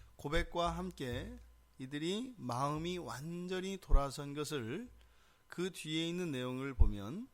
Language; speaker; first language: Korean; native; Korean